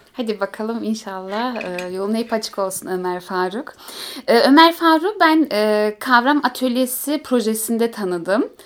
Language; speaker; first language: Turkish; early bilingual, heritage; Turkish